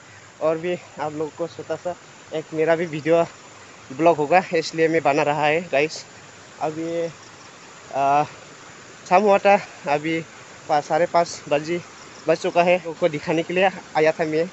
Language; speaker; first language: Hindi; non-native, local second language; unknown